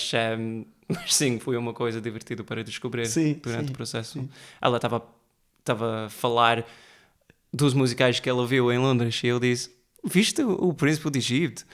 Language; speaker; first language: Portuguese; early bilingual, heritage; Portuguese